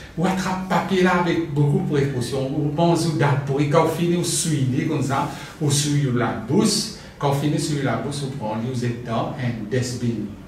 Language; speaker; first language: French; non-native, local second language; Morisyen